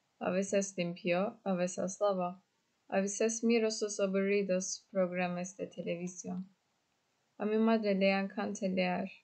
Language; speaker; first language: Spanish; non-native, learner; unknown